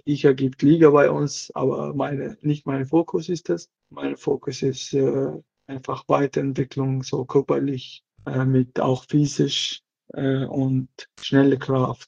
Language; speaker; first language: German; non-native, learner; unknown